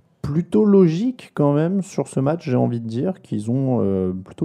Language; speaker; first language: French; native; French